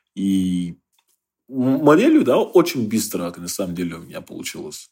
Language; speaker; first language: Russian; non-native, fluent; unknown